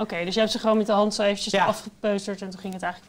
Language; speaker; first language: Dutch; native; Dutch